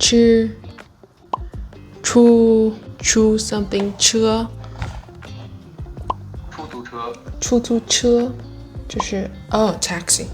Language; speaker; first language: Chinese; non-native, learner; Vietnamese